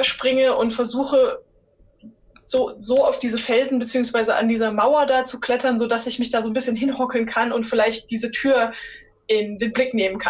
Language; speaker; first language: German; native; German